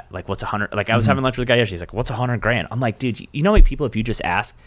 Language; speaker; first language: English; native; English